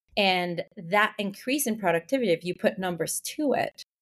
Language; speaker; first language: English; non-native, fluent; Spanish